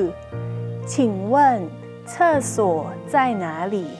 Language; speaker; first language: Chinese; non-native, fluent; Thai